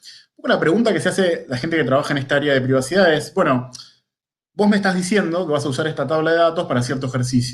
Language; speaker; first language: Spanish; native; Spanish